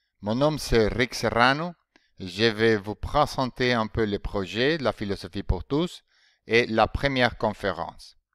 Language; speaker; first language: French; non-native, fluent; Spanish